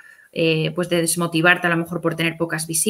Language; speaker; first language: Spanish; native; Spanish